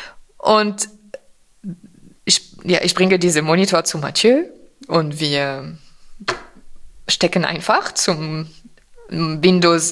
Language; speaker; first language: German; non-native, fluent; French